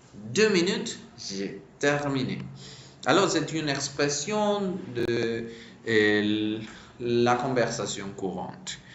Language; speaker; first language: French; non-native, fluent; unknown